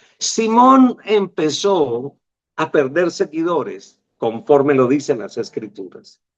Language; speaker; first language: Spanish; native; Spanish